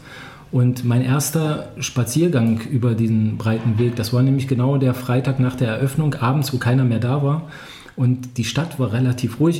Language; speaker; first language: German; native; German